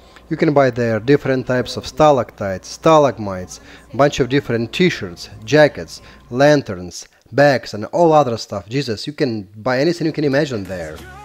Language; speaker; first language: English; non-native, fluent; Ukrainian